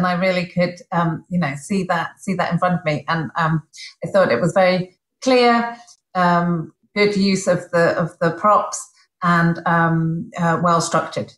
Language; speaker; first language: English; native; English